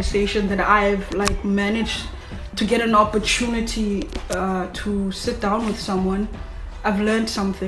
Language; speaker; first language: English; non-native, local second language; Xhosa